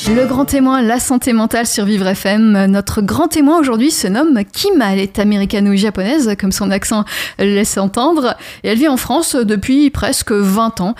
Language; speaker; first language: French; native; French